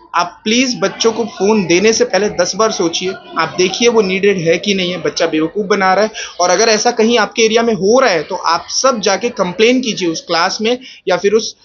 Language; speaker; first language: Hindi; native; Hindi